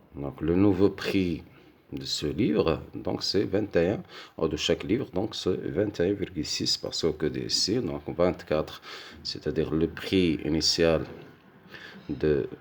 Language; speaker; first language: French; non-native, local second language; Arabic